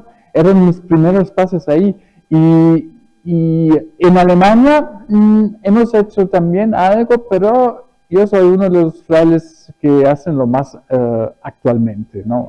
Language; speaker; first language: Spanish; early bilingual, other home language; German